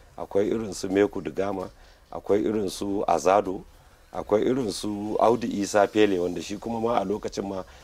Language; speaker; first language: Hausa; native; Hausa